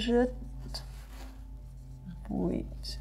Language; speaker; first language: Russian; non-native, fluent; English